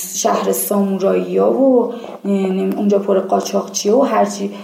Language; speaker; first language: Persian; native; Persian